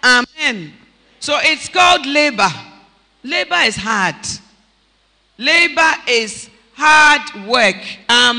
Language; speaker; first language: English; non-native, local second language; Akan